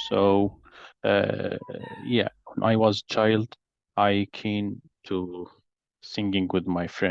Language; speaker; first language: English; non-native, learner; Arabic